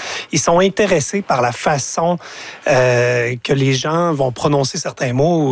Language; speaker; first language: French; native; French